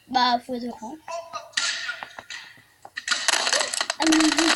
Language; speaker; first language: French; native; French